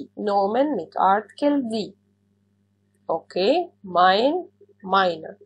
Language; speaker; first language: German; non-native, fluent; Arabic